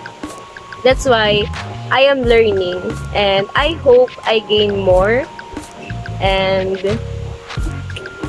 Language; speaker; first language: English; non-native, local second language; Filipino